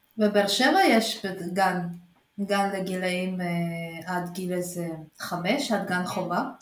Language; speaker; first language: Hebrew; early bilingual, other home language; Russian